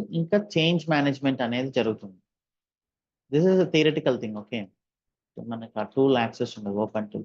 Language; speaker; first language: Telugu; native; Telugu